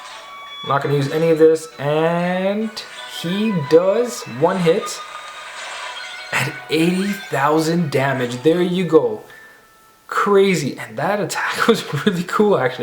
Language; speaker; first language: English; native; English